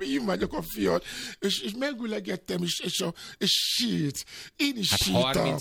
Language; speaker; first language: Hungarian; non-native, learner; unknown